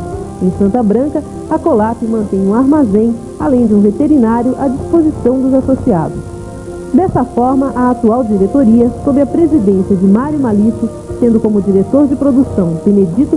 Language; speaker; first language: Portuguese; native; Portuguese